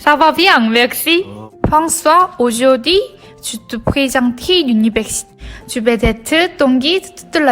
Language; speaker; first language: French; non-native, learner; Korean